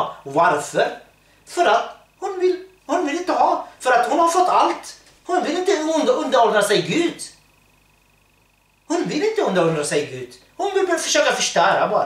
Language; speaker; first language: Swedish; early bilingual, other home language; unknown